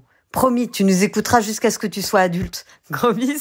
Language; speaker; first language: French; native; French